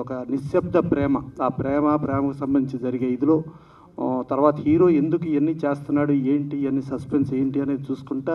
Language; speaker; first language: Telugu; native; Telugu